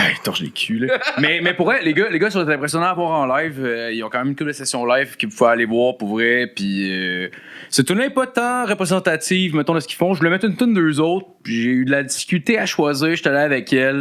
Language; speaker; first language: French; native; French